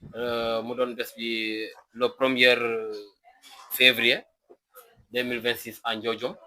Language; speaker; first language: Wolof; native; Wolof